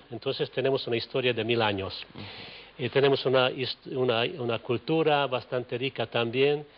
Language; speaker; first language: Spanish; non-native, fluent; Hungarian